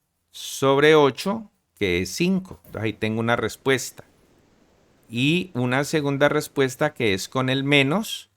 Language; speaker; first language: Spanish; native; Spanish